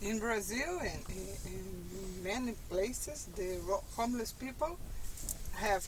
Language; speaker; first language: English; non-native, learner; Portuguese